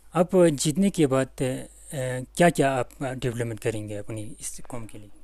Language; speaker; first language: Hindi; non-native, local second language; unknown